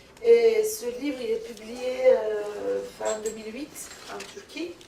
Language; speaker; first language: French; non-native, fluent; Turkish